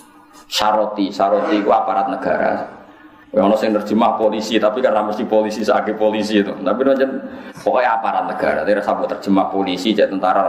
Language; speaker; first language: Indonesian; non-native, local second language; Javanese